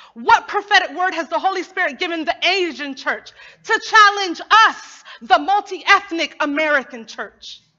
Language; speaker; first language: English; native; English